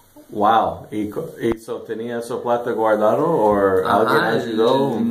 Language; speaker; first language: Spanish; non-native, learner; English